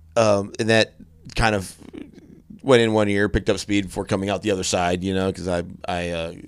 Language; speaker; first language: English; native; English